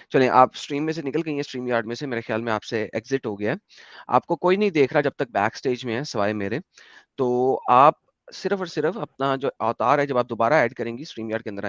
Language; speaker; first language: Hindi; native; Hindi